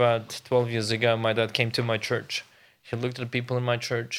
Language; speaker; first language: English; non-native, fluent; Ukrainian